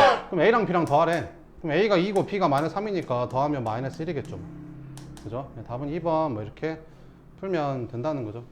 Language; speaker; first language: Korean; native; Korean